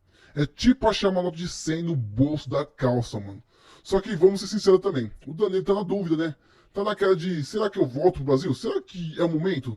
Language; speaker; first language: Portuguese; native; Portuguese